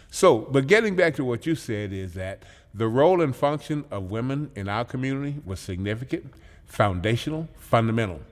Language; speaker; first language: English; native; English